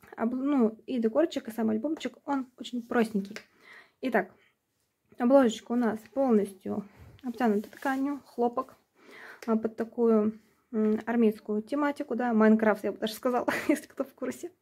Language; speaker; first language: Russian; native; Russian